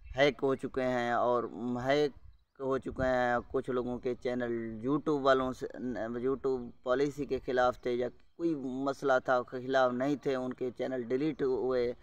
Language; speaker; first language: Urdu; non-native, fluent; Saraiki